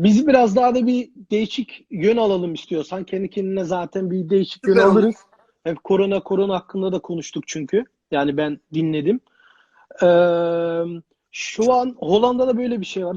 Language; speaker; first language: Turkish; early bilingual, heritage; Turkish